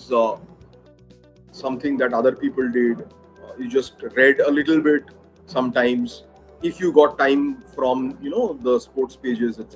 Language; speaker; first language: English; non-native, local second language; Bangla